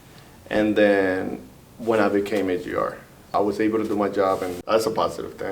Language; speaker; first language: English; early bilingual, other home language; Spanish